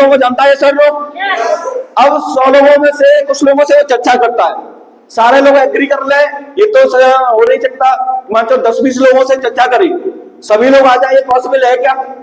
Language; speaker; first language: Hindi; native; Hindi